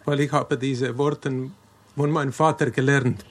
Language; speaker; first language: German; non-native, learner; Finnish